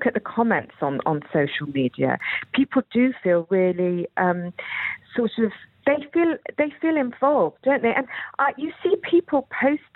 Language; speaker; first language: English; native; English